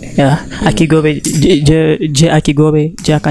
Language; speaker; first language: French; non-native, learner; Rundi